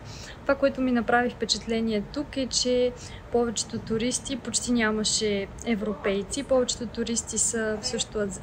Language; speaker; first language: Bulgarian; native; Bulgarian